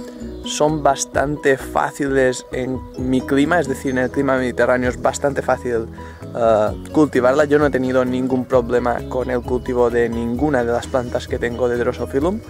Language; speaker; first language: Spanish; native; Spanish